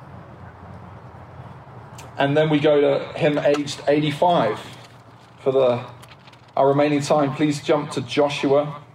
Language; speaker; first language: English; native; English